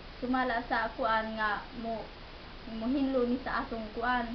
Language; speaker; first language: Cebuano; native; Cebuano